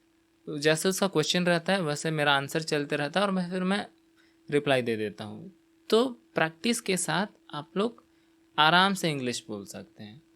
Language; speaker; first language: Hindi; non-native, local second language; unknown